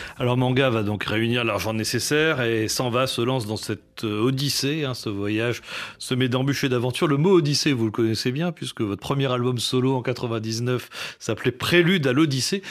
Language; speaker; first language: French; native; French